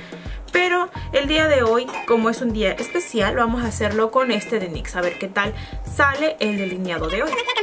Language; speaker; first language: Spanish; native; Spanish